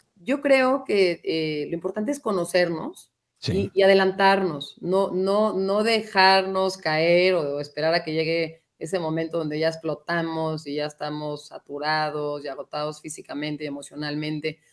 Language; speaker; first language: Spanish; native; Spanish